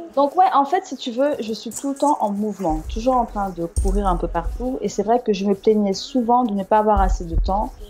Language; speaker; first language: French; native; French